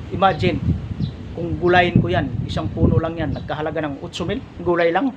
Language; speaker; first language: Filipino; non-native, local second language; Cebuano